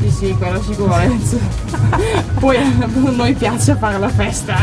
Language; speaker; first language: Italian; non-native, fluent; Dutch